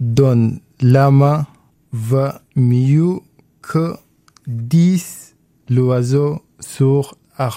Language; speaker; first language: French; non-native, learner; Arabic